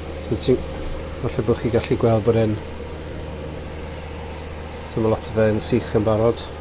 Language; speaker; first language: Welsh; non-native, local second language; English